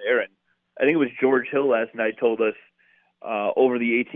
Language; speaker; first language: English; native; English